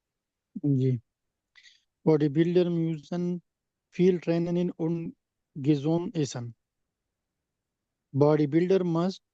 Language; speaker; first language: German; non-native, learner; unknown